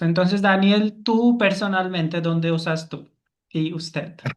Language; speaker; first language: Spanish; non-native, fluent; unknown